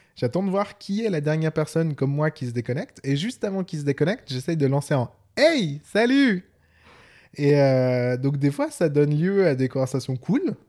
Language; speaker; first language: French; native; French